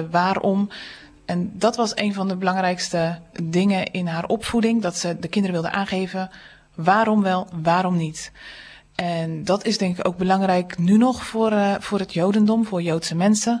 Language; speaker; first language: Dutch; native; Dutch